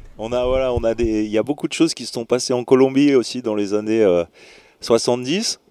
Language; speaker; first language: French; native; French